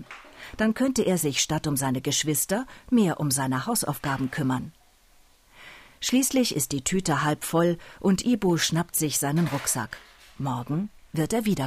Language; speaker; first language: German; native; German